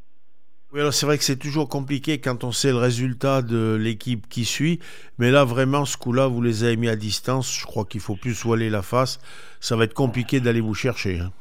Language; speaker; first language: French; native; French